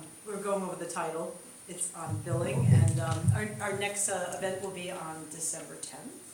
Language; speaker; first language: English; native; English